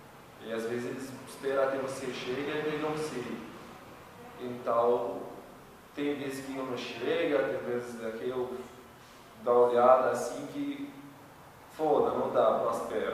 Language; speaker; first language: Portuguese; non-native, learner; Arabic